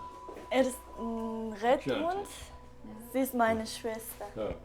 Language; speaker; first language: German; non-native, learner; Mongolian